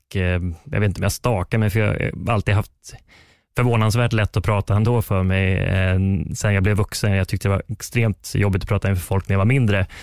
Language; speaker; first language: Swedish; native; Swedish